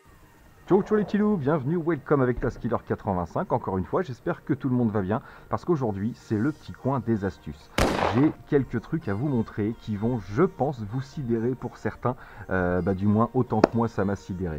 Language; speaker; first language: French; native; French